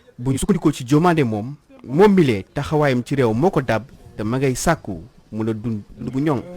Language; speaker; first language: Wolof; native; Wolof